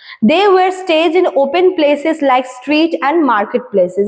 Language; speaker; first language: English; non-native, local second language; Bangla